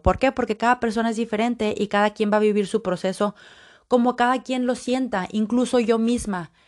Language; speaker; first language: Spanish; native; Spanish